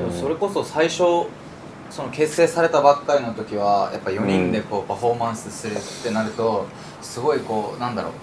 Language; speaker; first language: Japanese; native; Japanese